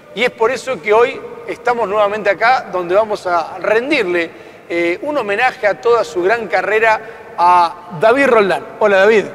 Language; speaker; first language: Spanish; native; Spanish